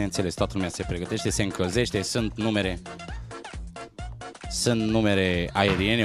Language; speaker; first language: Romanian; native; Romanian